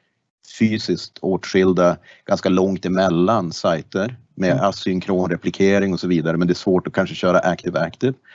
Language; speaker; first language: Swedish; native; Swedish